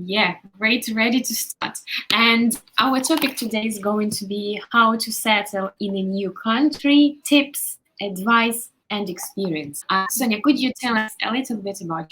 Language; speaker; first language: English; non-native, fluent; Russian